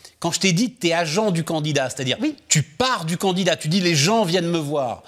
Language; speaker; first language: French; native; French